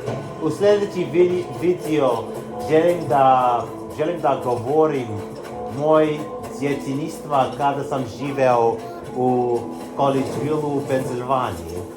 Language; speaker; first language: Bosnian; early bilingual, heritage; Bosnian